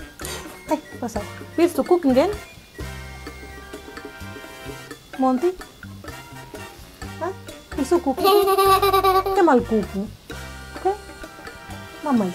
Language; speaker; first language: German; non-native, fluent; Spanish